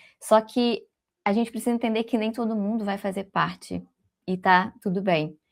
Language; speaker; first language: Portuguese; native; Portuguese